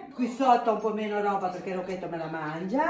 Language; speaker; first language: Italian; native; Italian